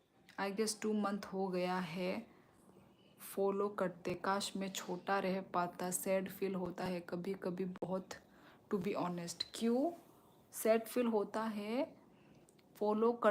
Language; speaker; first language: Hindi; non-native, local second language; Kok Borok